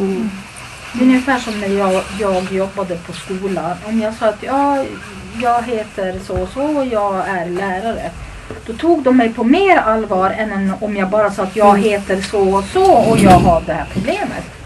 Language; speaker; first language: Swedish; native; Swedish